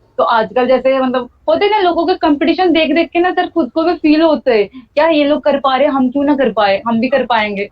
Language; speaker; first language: Hindi; non-native, local second language; Bangla